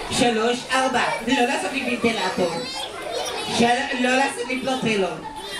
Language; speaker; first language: Hebrew; native; Hebrew